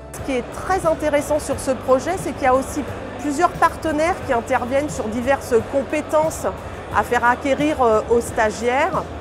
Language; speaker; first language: French; native; French